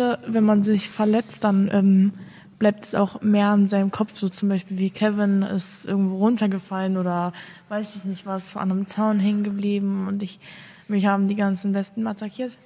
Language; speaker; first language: German; native; German